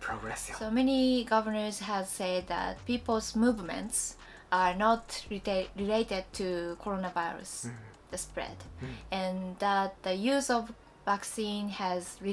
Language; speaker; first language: English; non-native, learner; Japanese